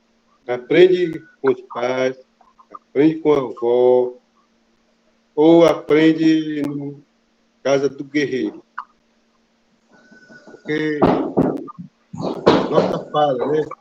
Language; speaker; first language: Portuguese; non-native, local second language; Kayapó